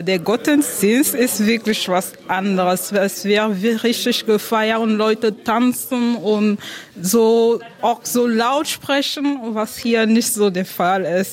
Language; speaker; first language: German; non-native, fluent; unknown